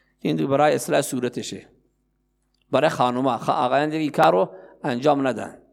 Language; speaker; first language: Persian; non-native, local second language; Baluchi